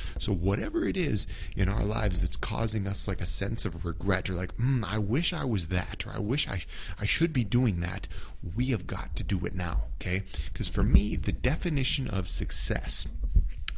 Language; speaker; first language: English; native; English